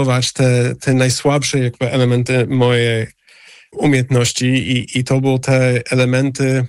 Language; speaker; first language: Polish; non-native, fluent; English